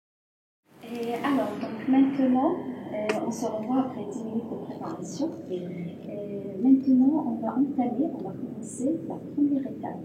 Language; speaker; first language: French; non-native, fluent; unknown